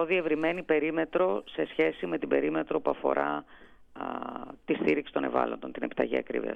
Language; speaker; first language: Greek; native; Greek